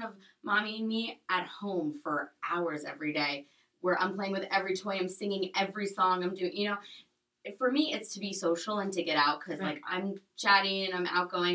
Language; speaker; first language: English; native; English